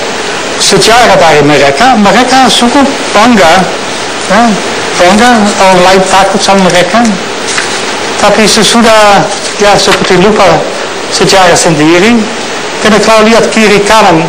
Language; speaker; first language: Indonesian; non-native, fluent; Dutch